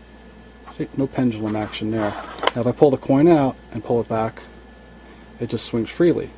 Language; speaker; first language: English; native; English